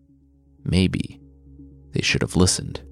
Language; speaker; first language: English; native; English